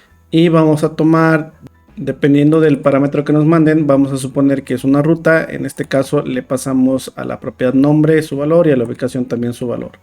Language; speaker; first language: Spanish; native; Spanish